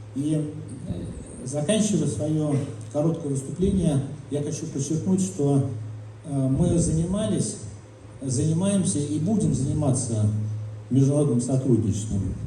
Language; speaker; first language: Russian; native; Russian